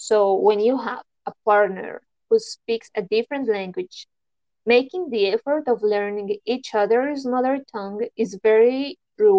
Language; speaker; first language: English; non-native, fluent; Spanish